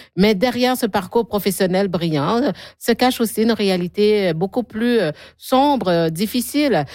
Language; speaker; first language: French; native; French